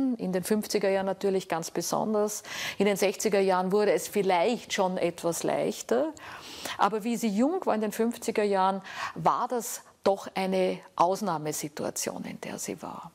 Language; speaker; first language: German; native; German